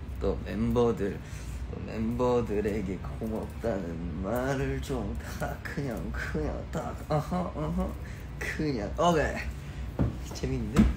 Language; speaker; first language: Korean; early bilingual, heritage; Korean